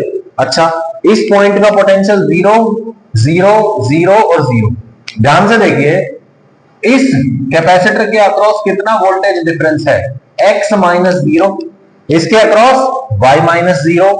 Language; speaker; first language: Hindi; native; Hindi